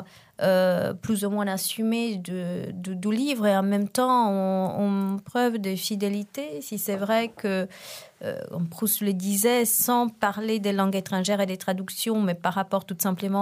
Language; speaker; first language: French; non-native, fluent; Italian